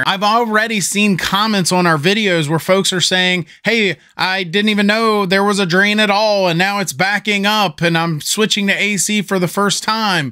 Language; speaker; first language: English; native; English